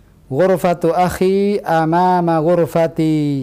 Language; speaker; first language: Arabic; non-native, fluent; Indonesian